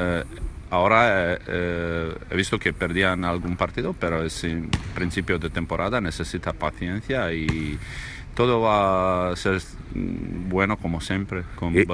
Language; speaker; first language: Spanish; non-native, learner; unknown